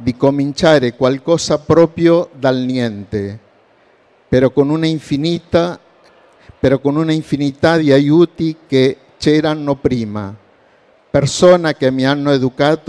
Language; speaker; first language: Italian; non-native, learner; Spanish